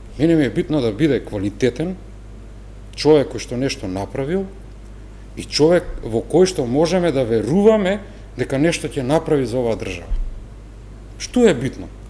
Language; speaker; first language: Macedonian; native; Macedonian